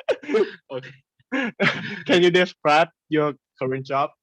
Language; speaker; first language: English; non-native, learner; Thai